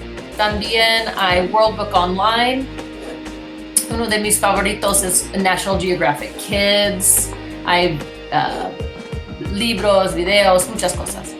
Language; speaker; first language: Spanish; non-native, fluent; English